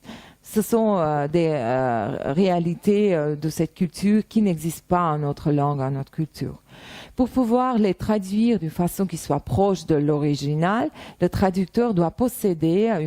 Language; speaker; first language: French; non-native, fluent; Russian